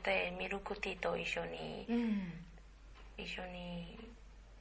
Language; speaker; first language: Japanese; non-native, learner; Chinese